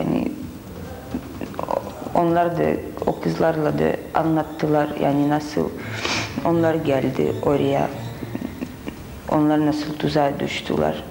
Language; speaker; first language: Turkish; non-native, learner; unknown